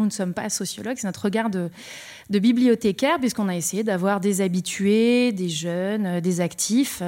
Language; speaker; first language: French; native; French